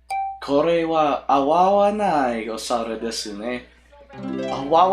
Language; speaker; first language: Japanese; non-native, learner; English